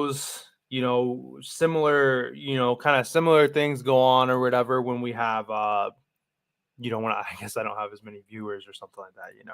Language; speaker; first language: English; native; English